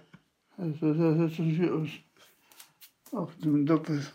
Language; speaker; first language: German; non-native, fluent; Polish